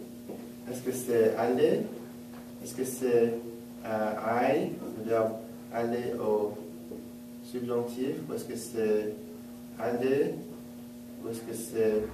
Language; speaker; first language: French; non-native, fluent; English